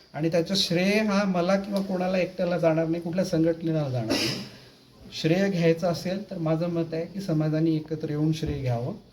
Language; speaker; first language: Marathi; non-native, local second language; Lambadi